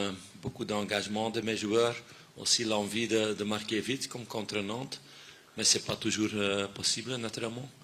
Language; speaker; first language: French; non-native, fluent; Dutch